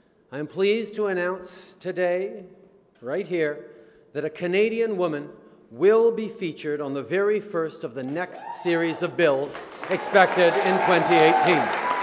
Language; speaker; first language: English; early bilingual, other home language; French